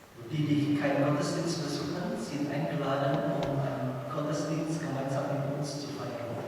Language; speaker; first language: German; non-native, learner; Indonesian